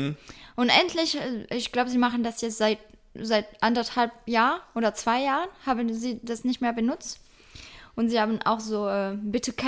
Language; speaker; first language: German; non-native, fluent; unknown